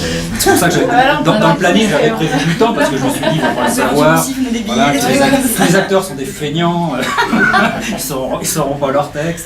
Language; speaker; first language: French; native; French